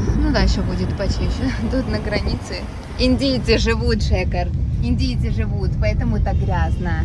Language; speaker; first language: Russian; native; Russian